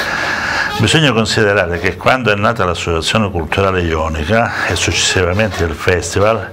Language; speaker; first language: Italian; native; Italian